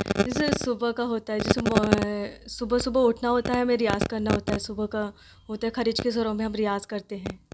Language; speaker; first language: Hindi; native; Hindi